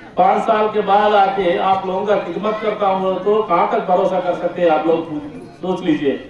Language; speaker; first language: Hindi; non-native, local second language; Telugu